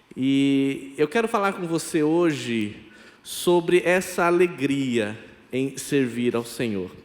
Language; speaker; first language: Portuguese; non-native, local second language; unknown